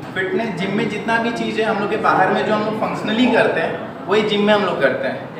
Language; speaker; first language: Hindi; native; Hindi